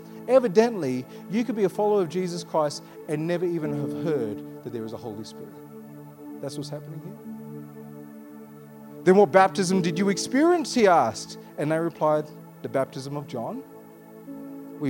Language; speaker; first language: English; native; English